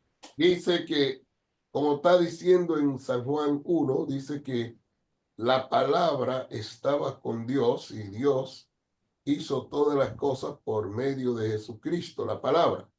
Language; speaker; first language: Spanish; non-native, fluent; English